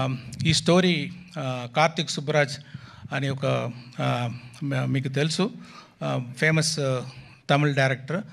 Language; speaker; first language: Telugu; non-native, local second language; Tamil